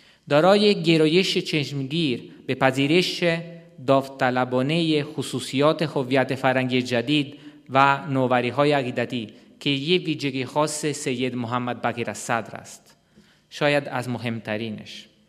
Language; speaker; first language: Persian; non-native, fluent; Italian